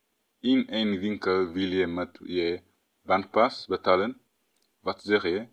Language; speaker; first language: Dutch; non-native, fluent; Tigrinya